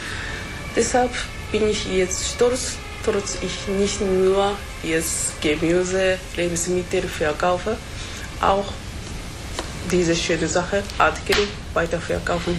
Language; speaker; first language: German; non-native, fluent; Japanese